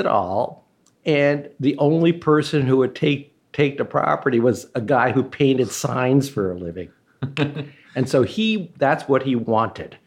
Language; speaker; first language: English; early bilingual, other home language; Chinese